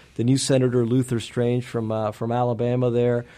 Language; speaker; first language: English; early bilingual, other home language; Spanish